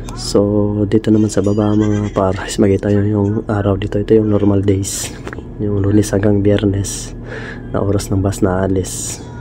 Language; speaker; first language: Filipino; native; Filipino